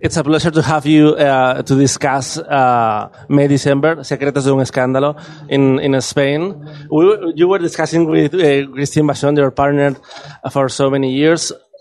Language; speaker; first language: English; non-native, fluent; Spanish